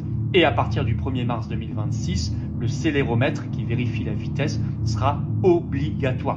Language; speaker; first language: French; native; French